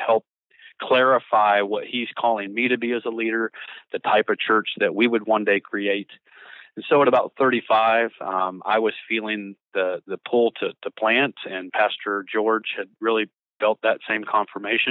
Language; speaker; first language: English; native; English